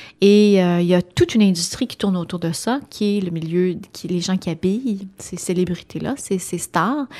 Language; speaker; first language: French; native; French